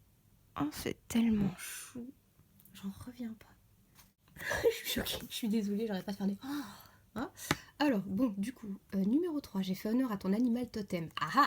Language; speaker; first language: French; native; French